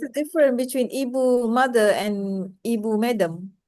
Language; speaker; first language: English; non-native, local second language; Malay